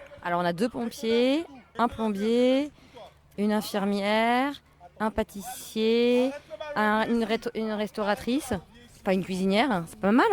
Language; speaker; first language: French; native; French